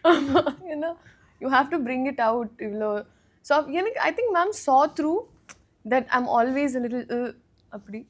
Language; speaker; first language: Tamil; non-native, learner; Telugu